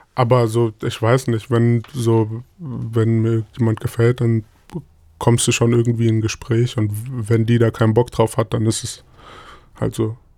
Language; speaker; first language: German; native; German